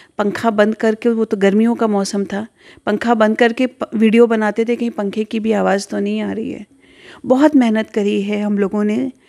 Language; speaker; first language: Hindi; native; Hindi